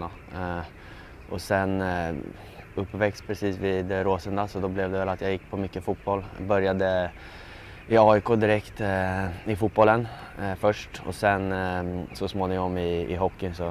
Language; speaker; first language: Swedish; native; Swedish